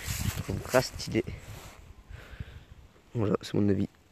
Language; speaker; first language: French; native; French